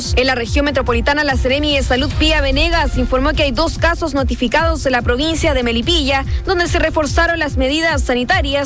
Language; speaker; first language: Spanish; native; Spanish